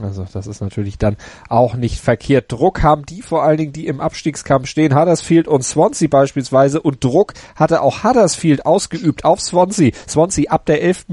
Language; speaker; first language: German; native; German